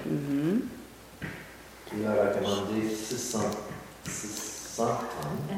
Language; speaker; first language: French; non-native, local second language; English